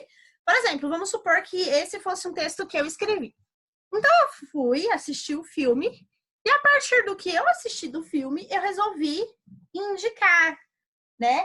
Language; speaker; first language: Portuguese; native; Portuguese